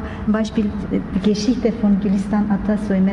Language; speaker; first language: German; non-native, learner; Turkish